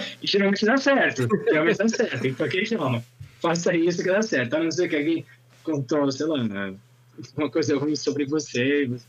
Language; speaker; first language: Portuguese; non-native, fluent; Italian